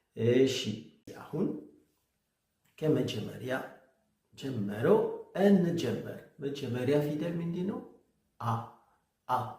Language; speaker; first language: Amharic; non-native, learner; French